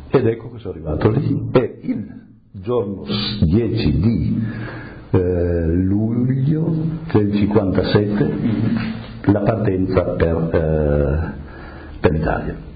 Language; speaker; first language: Italian; native; Italian